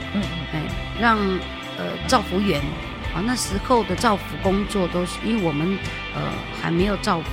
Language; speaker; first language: Chinese; native; Chinese